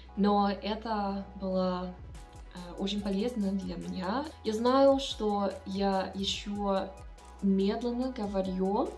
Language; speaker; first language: Russian; non-native, learner; English